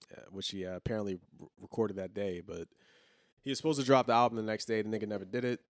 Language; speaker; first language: English; native; English